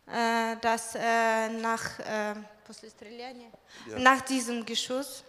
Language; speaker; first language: German; non-native, fluent; Russian